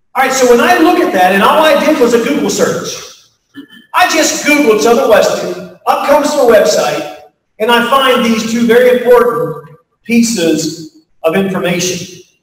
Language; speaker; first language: English; native; English